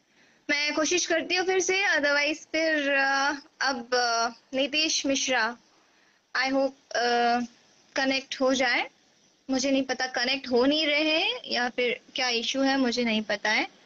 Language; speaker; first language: Hindi; native; Hindi